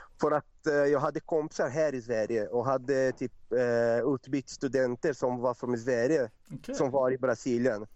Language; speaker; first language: Swedish; non-native, fluent; Portuguese